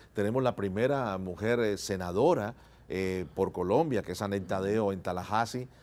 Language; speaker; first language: Spanish; native; Spanish